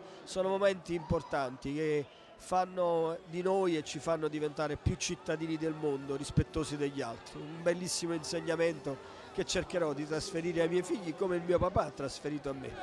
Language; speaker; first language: Italian; native; Italian